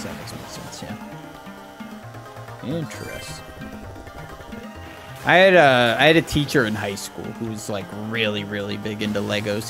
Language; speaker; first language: English; native; English